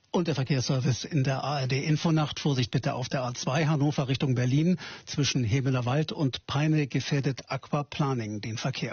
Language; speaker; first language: German; native; German